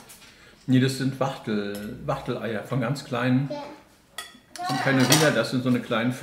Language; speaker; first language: German; native; German